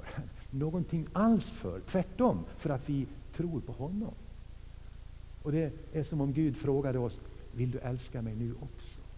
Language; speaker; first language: Swedish; native; Swedish